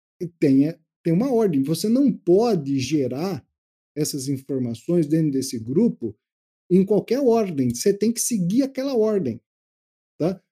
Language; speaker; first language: Portuguese; native; Portuguese